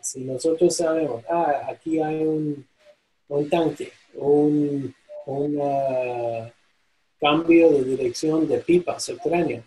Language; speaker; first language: Spanish; non-native, fluent; English